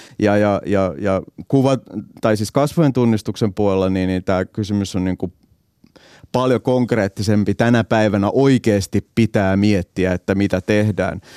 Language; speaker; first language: Finnish; native; Finnish